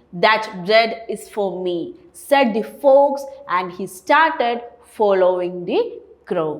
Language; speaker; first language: English; non-native, local second language; Malayalam